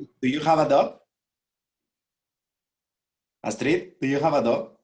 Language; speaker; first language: English; non-native, fluent; Spanish